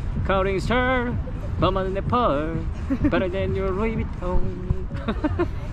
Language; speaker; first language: English; non-native, learner; Korean